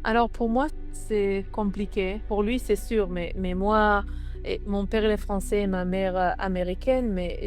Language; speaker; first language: French; non-native, learner; Hebrew